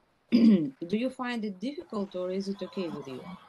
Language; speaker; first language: English; non-native, fluent; Russian